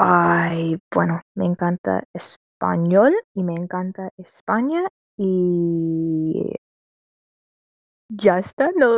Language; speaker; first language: Spanish; non-native, fluent; English